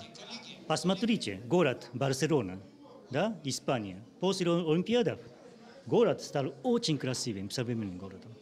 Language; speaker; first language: Russian; non-native, learner; Japanese